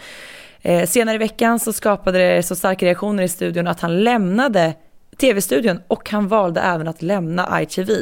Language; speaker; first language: Swedish; native; Swedish